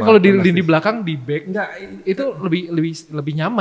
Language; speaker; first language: Indonesian; native; Indonesian